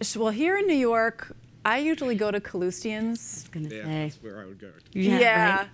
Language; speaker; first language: English; native; English